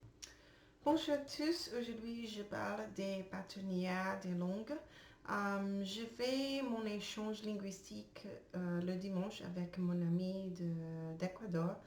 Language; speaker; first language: French; non-native, learner; English